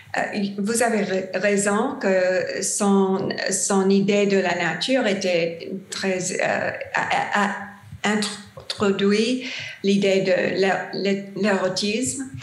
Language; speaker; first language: French; non-native, learner; English